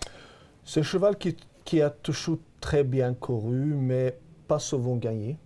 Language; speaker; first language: French; non-native, fluent; Swedish